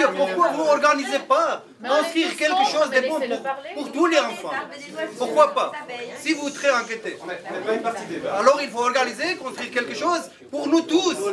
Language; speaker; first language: French; non-native, learner; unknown